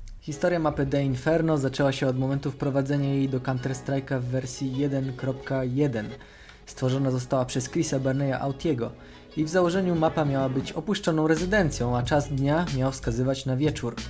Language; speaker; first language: Polish; native; Polish